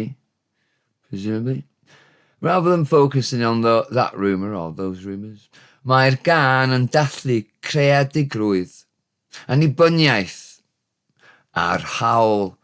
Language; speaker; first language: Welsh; non-native, learner; English